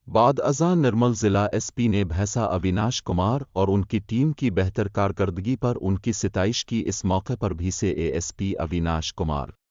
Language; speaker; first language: Urdu; native; Urdu